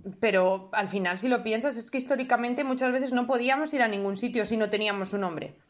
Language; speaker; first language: Spanish; native; Spanish